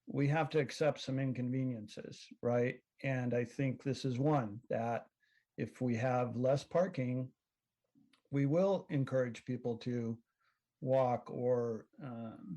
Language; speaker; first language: English; native; English